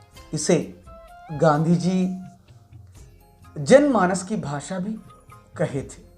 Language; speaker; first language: Hindi; non-native, local second language; Malayalam